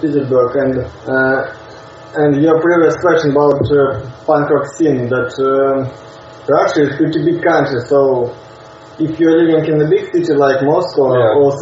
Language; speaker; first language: English; non-native, learner; Russian